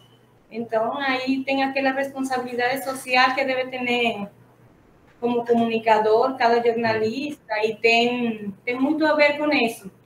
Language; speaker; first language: Portuguese; non-native, fluent; Spanish